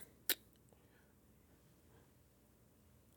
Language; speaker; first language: English; non-native, local second language; Yoruba